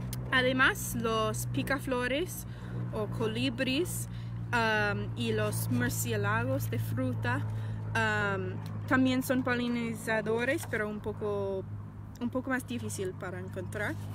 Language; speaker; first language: Spanish; non-native, fluent; English